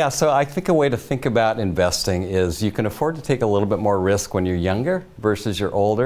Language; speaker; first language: English; native; English